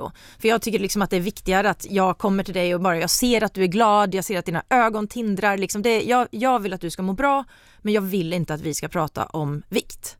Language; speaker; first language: Swedish; native; Swedish